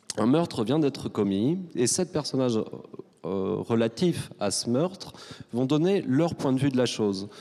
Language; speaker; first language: French; native; French